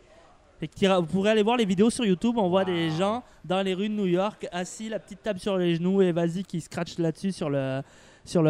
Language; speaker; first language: French; native; French